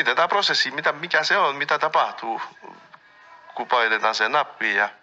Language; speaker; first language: Finnish; non-native, fluent; French